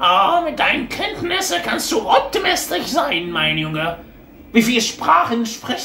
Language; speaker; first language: German; non-native, fluent; Arabic